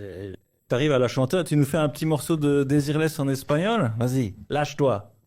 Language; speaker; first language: French; native; French